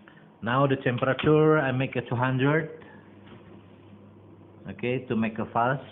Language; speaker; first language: English; non-native, learner; Indonesian